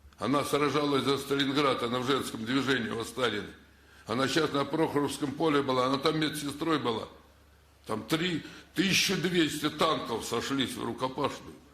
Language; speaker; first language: Russian; native; Russian